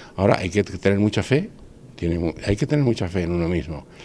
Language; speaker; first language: Spanish; native; Spanish